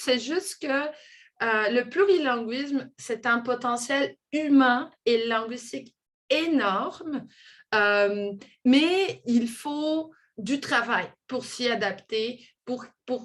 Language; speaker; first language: French; non-native, fluent; Portuguese